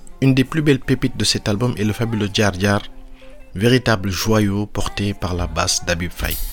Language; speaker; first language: French; non-native, local second language; Wolof